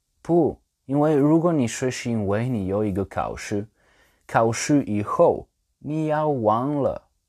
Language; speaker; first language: Chinese; non-native, learner; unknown